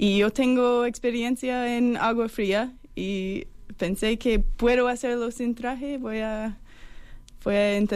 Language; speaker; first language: Spanish; non-native, fluent; English